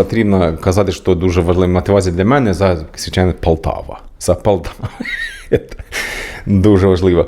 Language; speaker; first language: Ukrainian; non-native, learner; Swedish